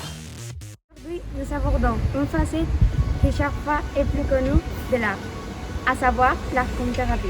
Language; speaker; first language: French; non-native, learner; Spanish